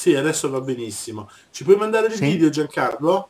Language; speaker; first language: Italian; native; Italian